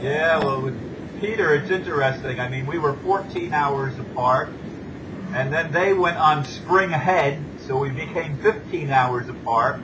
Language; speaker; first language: English; native; English